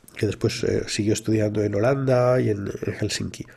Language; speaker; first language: Spanish; native; Spanish